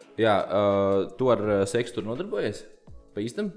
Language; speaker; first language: Latvian; native; Latvian